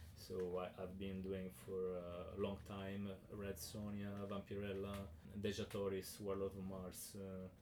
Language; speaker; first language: English; non-native, learner; Italian